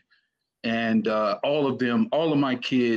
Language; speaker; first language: English; native; English